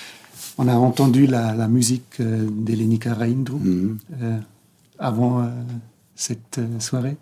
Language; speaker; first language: French; non-native, local second language; German